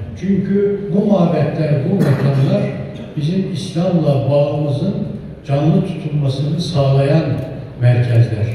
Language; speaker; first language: Turkish; native; Turkish